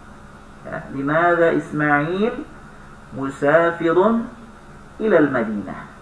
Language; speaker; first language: Arabic; non-native, fluent; Indonesian